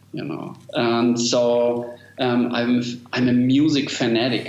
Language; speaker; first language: English; non-native, fluent; German